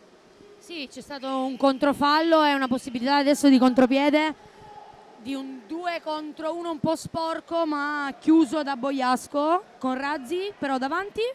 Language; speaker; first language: Italian; native; Italian